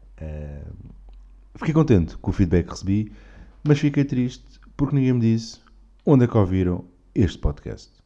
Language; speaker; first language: Portuguese; native; Portuguese